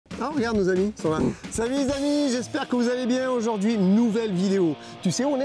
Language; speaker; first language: French; native; French